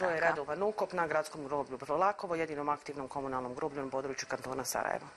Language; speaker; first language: Croatian; native; Croatian